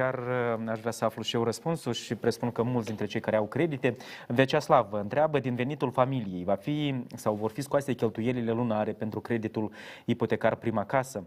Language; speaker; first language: Romanian; native; Romanian